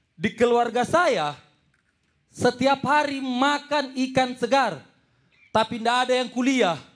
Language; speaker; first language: Indonesian; native; Indonesian